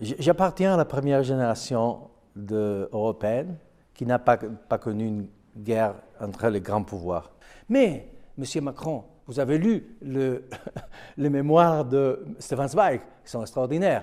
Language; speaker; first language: French; non-native, fluent; Spanish